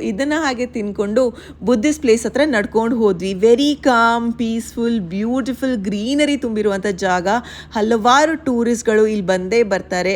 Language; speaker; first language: Kannada; native; Kannada